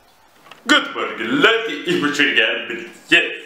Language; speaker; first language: German; non-native, learner; Russian